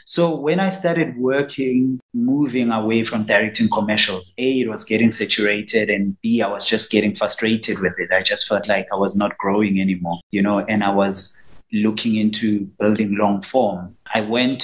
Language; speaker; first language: English; non-native, local second language; Xhosa